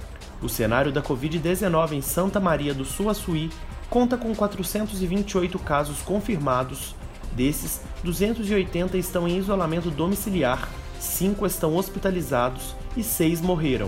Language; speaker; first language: Portuguese; native; Portuguese